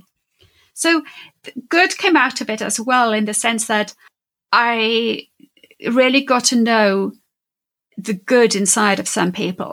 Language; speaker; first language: English; native; English